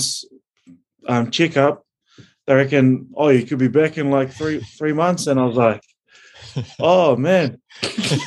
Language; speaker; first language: English; native; English